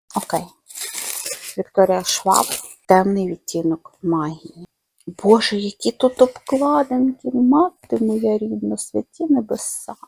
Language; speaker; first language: Ukrainian; non-native, local second language; Russian